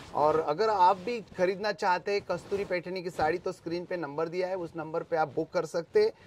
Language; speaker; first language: Hindi; non-native, local second language; Marathi